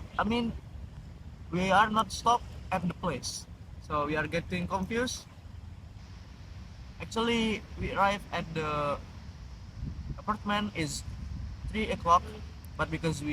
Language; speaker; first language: English; non-native, learner; Indonesian